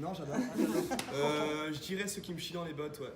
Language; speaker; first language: French; native; French